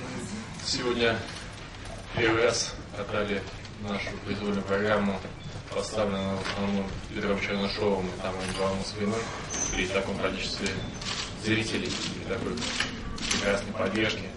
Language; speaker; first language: Russian; native; Russian